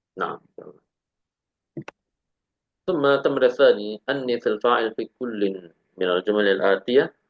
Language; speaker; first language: Arabic; non-native, fluent; Indonesian